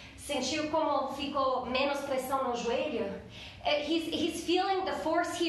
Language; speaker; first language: Portuguese; non-native, fluent; English